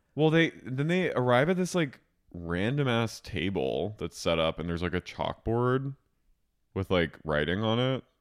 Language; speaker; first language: English; native; English